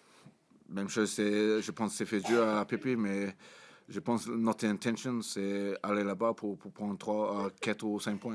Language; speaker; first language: French; non-native, fluent; English